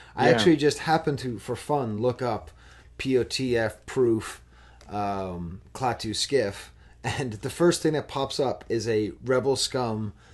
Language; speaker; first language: English; native; English